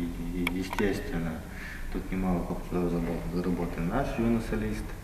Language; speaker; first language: Russian; non-native, local second language; Ingush